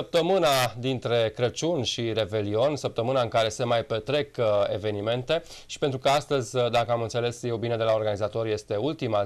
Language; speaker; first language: Romanian; native; Romanian